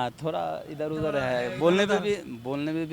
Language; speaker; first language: Hindi; non-native, local second language; Bangla